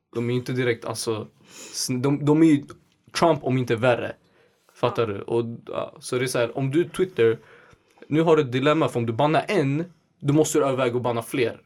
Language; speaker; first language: Swedish; early bilingual, other home language; Indonesian